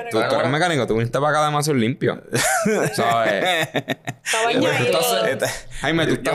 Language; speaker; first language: Spanish; native; Spanish